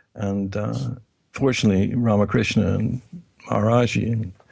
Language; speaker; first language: English; native; English